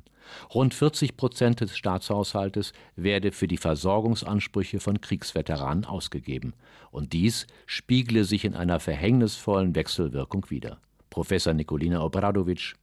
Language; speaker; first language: German; native; German